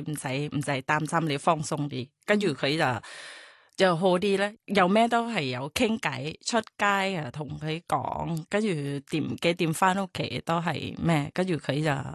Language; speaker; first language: Cantonese; non-native, learner; Thai